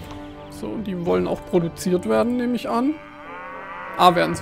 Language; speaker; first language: German; native; German